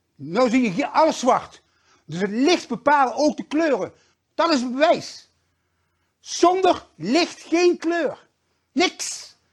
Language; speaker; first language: Dutch; native; Dutch